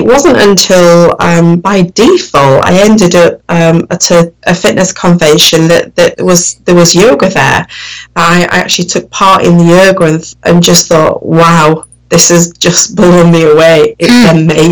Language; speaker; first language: English; native; English